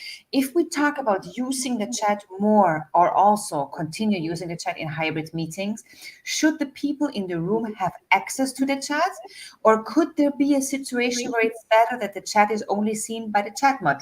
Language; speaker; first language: English; non-native, fluent; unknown